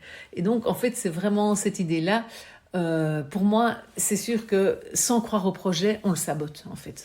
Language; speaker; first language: French; native; French